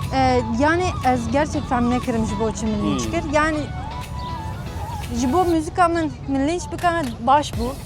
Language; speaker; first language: Kurdish; non-native, local second language; Turkish